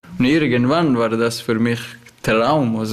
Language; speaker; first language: German; non-native, learner; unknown